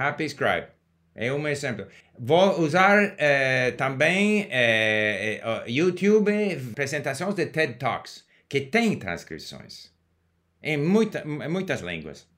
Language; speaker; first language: Portuguese; non-native, learner; English